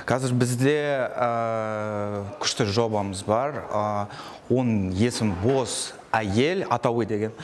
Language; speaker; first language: Kazakh; non-native, local second language; Russian